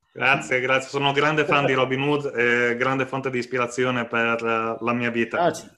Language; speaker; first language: Italian; native; Italian